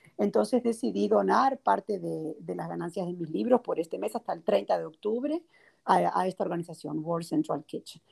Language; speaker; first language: Spanish; native; Spanish